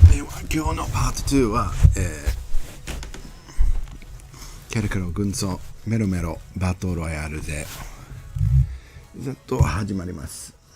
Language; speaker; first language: Japanese; non-native, learner; English